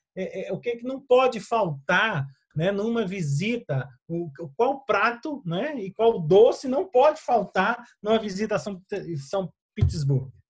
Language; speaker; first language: Portuguese; native; Portuguese